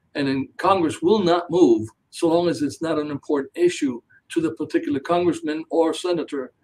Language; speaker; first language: English; early bilingual, other home language; Spanish